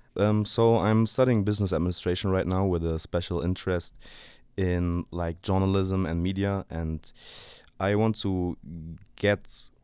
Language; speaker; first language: English; non-native, fluent; German